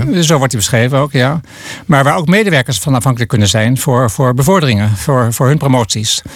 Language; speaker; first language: Dutch; native; Dutch